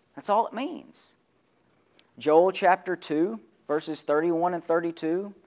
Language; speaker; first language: English; native; English